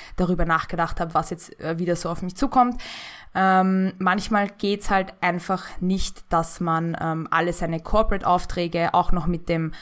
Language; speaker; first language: German; native; German